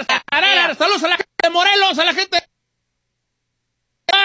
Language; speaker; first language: Spanish; native; Spanish